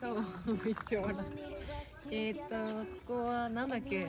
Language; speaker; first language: Japanese; native; Japanese